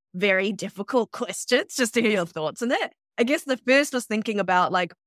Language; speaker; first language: English; native; English